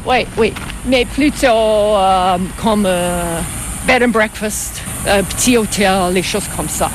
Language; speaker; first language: French; non-native, fluent; English